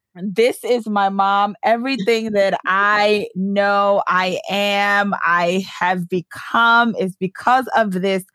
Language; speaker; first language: English; early bilingual, other home language; Yoruba